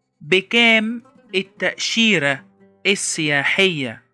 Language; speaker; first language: Arabic; non-native, fluent; Portuguese